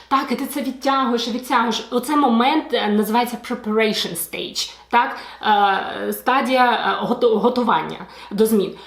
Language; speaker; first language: Ukrainian; non-native, local second language; Russian